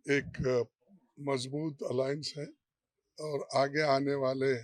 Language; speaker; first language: Hindi; non-native, local second language; Kannada